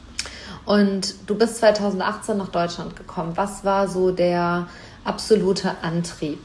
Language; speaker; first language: German; native; German